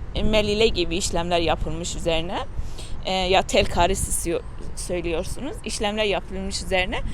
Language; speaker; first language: Turkish; non-native, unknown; Persian